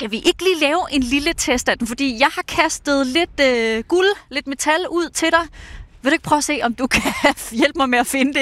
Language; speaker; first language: Danish; native; Danish